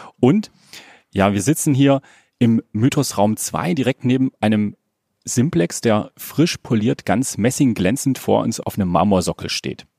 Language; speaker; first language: German; native; German